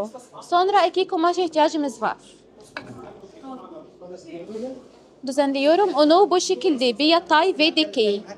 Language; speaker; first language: Turkish; non-native, learner; Arabic